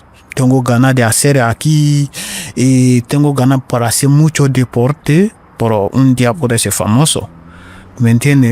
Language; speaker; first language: Spanish; non-native, learner; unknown